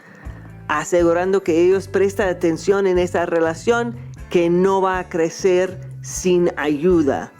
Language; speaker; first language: Spanish; non-native, fluent; English